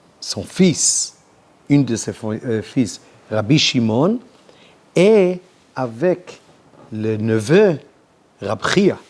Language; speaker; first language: French; non-native, learner; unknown